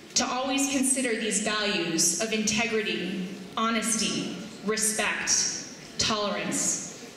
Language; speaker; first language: English; native; English